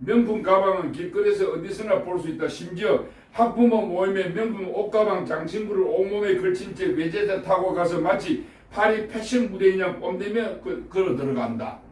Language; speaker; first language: Korean; native; Korean